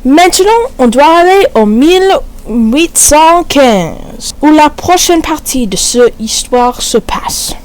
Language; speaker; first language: French; non-native, learner; English